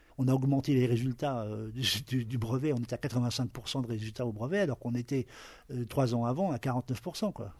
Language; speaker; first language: French; native; French